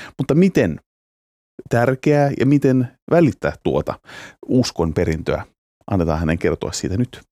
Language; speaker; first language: Finnish; native; Finnish